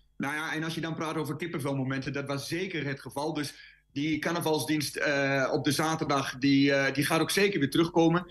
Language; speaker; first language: Dutch; native; Dutch